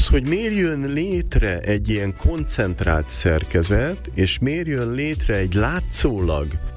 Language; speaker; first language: Hungarian; native; Hungarian